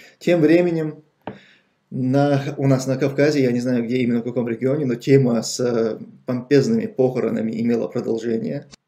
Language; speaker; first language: Russian; non-native, local second language; Chechen